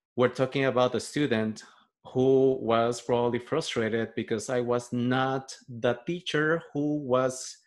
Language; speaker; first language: English; non-native, fluent; Spanish